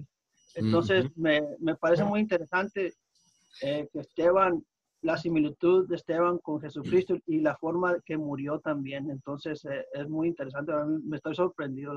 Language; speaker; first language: Spanish; native; Spanish